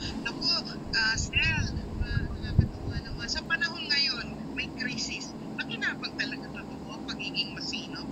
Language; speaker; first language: Filipino; native; Filipino